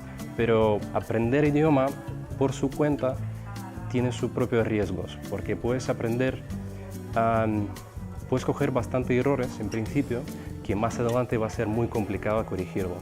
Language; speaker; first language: Spanish; non-native, fluent; Russian